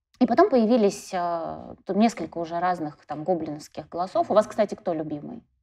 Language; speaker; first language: Russian; native; Russian